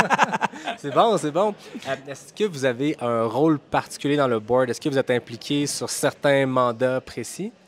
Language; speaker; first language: French; native; French